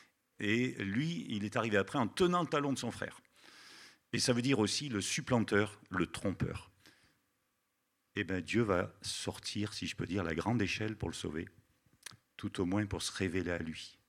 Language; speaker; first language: French; native; French